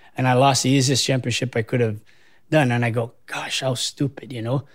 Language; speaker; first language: English; non-native, fluent; Portuguese